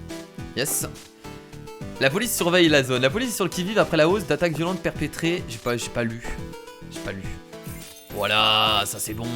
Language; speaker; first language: French; native; French